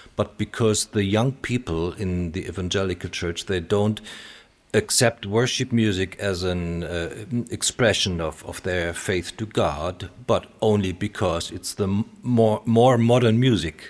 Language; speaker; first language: English; non-native, fluent; German